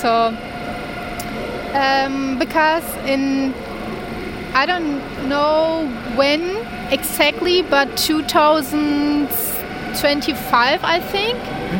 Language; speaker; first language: English; non-native, learner; Turkish